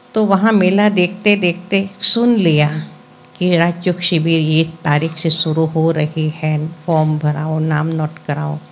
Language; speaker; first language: Hindi; non-native, local second language; Gujarati